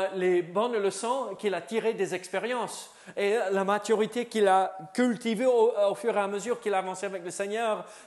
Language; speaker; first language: French; native; French